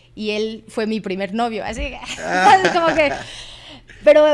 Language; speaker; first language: Spanish; native; Spanish